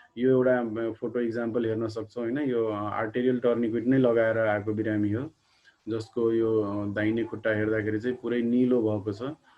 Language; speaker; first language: Nepali; non-native, local second language; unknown